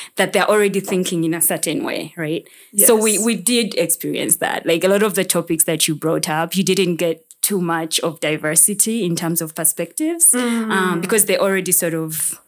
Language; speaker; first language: English; non-native, local second language; Ganda